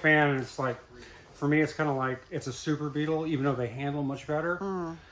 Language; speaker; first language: English; native; English